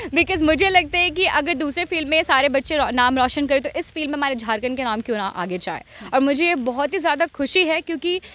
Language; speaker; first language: Hindi; native; Hindi